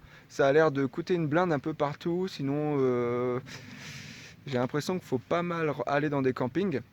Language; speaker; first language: French; native; French